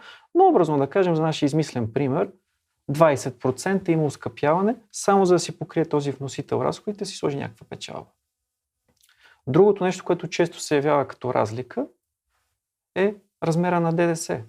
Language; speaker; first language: Bulgarian; native; Bulgarian